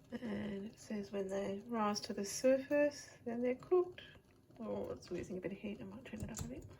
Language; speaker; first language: English; native; English